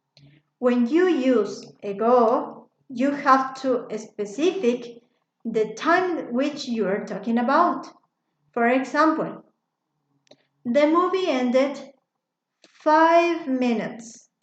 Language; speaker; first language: English; non-native, fluent; Spanish